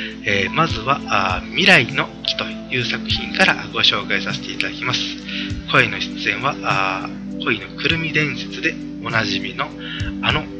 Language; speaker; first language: Japanese; native; Japanese